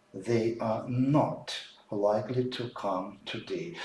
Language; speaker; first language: English; non-native, fluent; Ukrainian